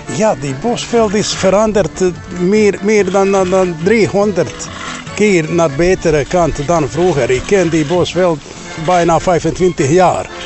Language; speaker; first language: Dutch; non-native, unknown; Bosnian